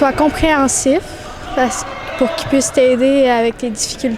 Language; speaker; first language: French; native; French